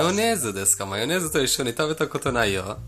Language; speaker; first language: Japanese; non-native, fluent; Persian